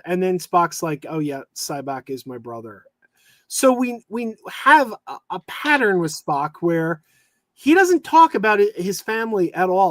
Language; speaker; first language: English; native; English